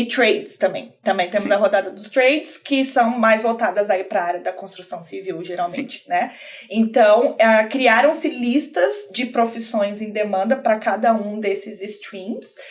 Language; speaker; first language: Portuguese; native; Portuguese